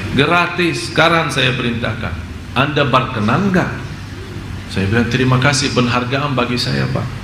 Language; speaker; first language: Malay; non-native, fluent; Arabic